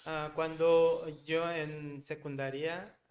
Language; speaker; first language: Spanish; non-native, learner; Korean